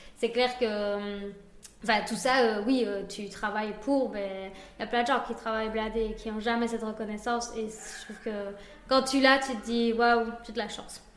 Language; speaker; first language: French; early bilingual, other home language; Spanish